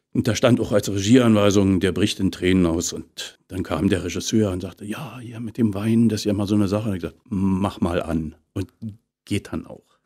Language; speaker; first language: German; native; German